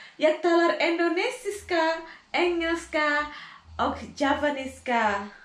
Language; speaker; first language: Swedish; non-native, learner; Indonesian